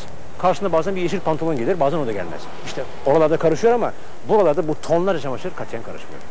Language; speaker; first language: Turkish; native; Turkish